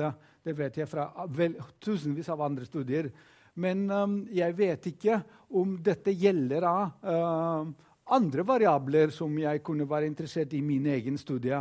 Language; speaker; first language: Norwegian; non-native, fluent; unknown